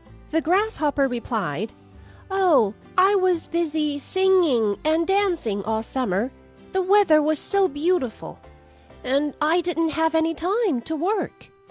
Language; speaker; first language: English; non-native, fluent; Chinese